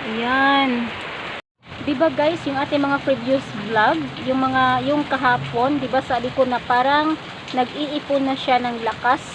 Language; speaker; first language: Filipino; non-native, local second language; Cebuano